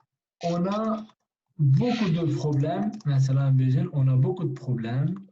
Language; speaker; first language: French; non-native, fluent; Kurdish